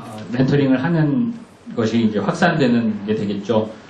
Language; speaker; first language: Korean; native; Korean